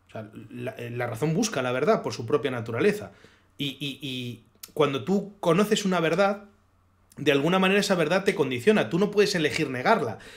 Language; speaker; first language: Spanish; native; Spanish